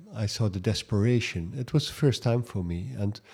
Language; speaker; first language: English; non-native, fluent; Dutch